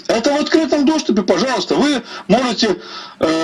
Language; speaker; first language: Russian; native; Russian